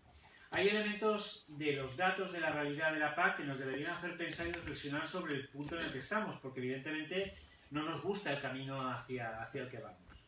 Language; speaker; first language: Spanish; native; Spanish